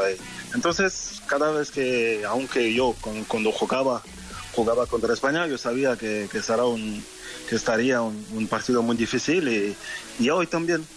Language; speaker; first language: Spanish; non-native, fluent; French